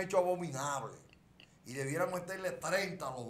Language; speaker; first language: Spanish; native; Spanish